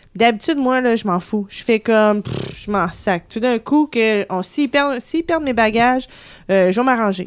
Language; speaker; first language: French; native; French